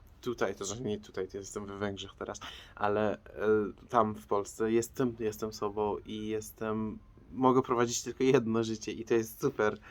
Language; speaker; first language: Polish; non-native, fluent; Persian